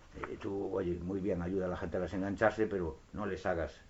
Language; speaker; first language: Spanish; non-native, local second language; Galician